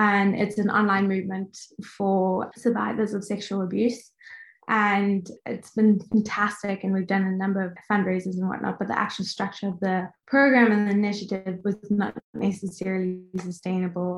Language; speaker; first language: English; native; English